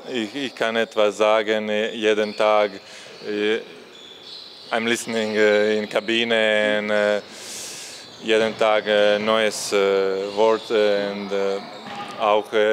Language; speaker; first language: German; non-native, learner; Croatian